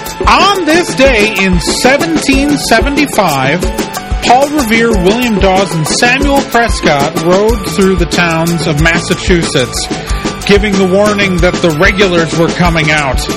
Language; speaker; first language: English; native; English